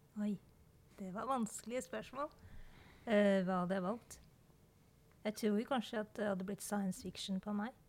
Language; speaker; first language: Norwegian; early bilingual, other home language; Urdu